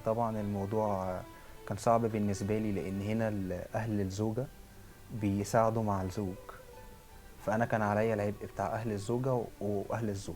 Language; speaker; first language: Arabic; native; Arabic